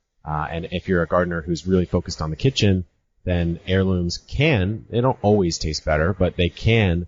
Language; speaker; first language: English; native; English